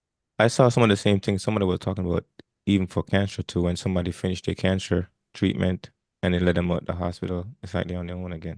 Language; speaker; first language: English; non-native, fluent; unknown